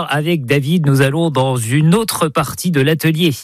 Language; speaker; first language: French; native; French